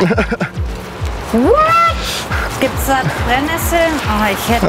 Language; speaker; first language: German; native; German